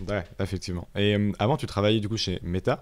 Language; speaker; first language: French; native; French